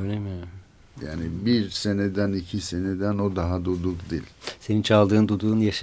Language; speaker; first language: Turkish; non-native, learner; Armenian